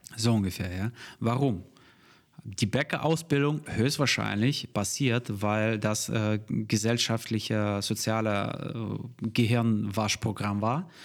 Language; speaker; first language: German; non-native, fluent; Russian